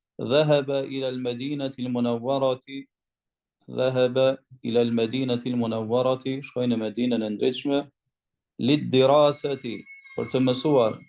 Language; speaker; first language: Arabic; non-native, fluent; Albanian